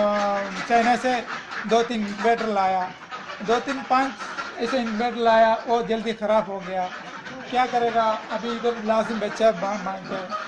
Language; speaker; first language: Hindi; non-native, local second language; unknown